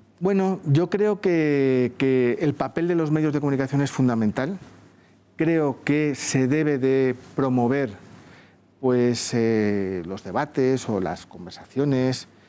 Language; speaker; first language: Spanish; native; Spanish